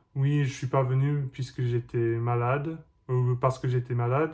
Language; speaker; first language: French; non-native, fluent; English